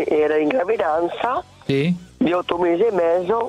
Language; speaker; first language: Italian; native; Italian